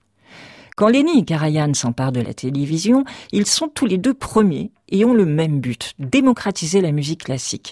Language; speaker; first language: French; native; French